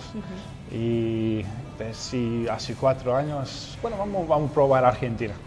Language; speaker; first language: Spanish; non-native, learner; English